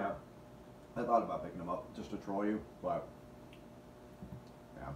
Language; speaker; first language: English; native; English